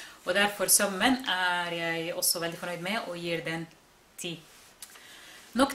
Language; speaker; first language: Norwegian; non-native, fluent; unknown